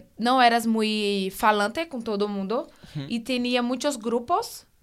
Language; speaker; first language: Spanish; non-native, learner; Portuguese